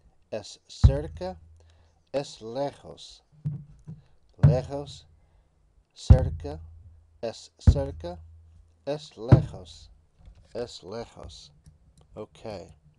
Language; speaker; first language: Spanish; non-native, learner; English